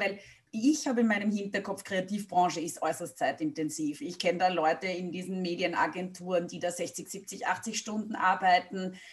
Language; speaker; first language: German; native; German